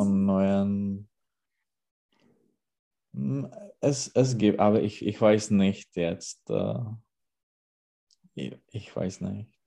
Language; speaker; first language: German; non-native, learner; Czech